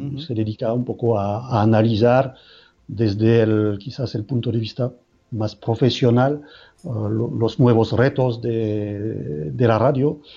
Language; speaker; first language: Spanish; non-native, fluent; French